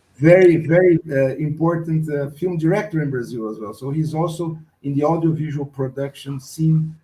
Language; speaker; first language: English; non-native, fluent; Portuguese